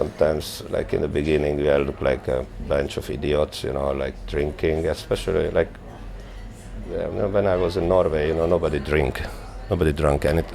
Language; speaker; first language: English; non-native, fluent; Hungarian